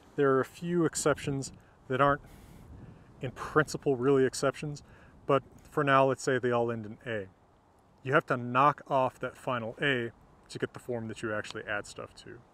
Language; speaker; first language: English; native; English